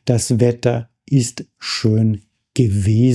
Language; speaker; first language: German; non-native, fluent; English